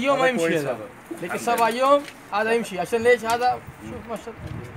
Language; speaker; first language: Arabic; non-native, learner; Punjabi